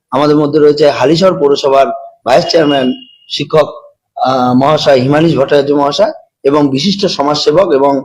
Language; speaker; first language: Bangla; native; Bangla